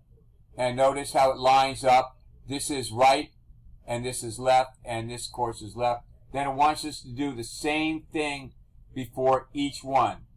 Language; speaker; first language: English; native; English